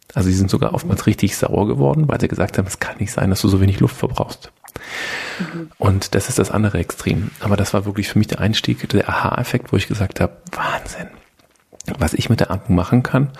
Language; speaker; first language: German; native; German